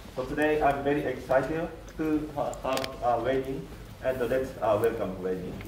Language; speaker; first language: English; non-native, fluent; Japanese